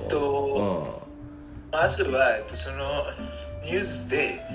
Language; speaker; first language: Japanese; non-native, learner; Bangla